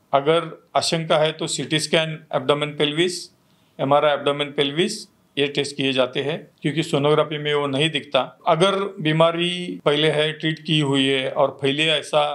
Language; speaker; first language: Hindi; non-native, local second language; Marathi